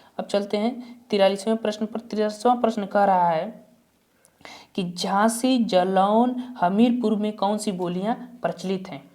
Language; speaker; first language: Hindi; native; Hindi